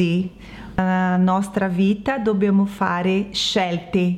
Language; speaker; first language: Italian; non-native, learner; Portuguese